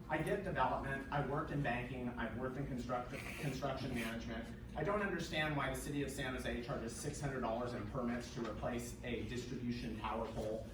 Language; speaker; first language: English; native; English